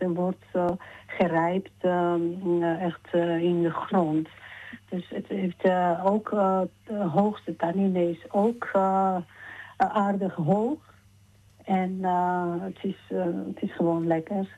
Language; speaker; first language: Dutch; non-native, learner; Georgian